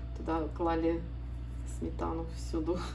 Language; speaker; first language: Russian; native; Russian